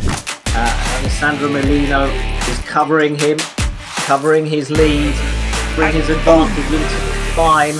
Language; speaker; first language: English; native; English